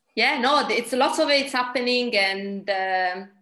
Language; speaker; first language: English; non-native, fluent; Italian